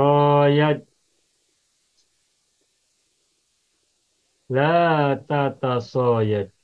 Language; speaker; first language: Arabic; non-native, fluent; Indonesian